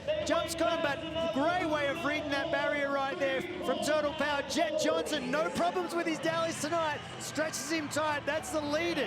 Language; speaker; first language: English; native; English